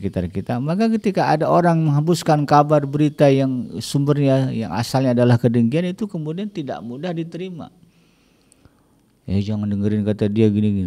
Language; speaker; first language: Indonesian; native; Indonesian